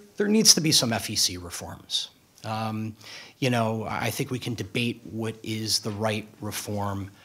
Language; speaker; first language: English; native; English